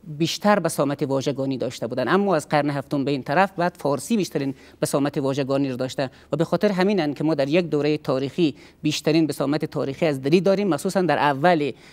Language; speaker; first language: Persian; native; Persian